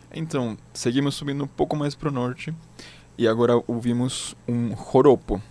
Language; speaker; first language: Portuguese; non-native, fluent; Spanish